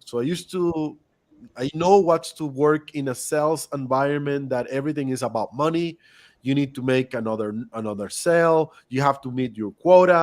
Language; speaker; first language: English; non-native, fluent; Spanish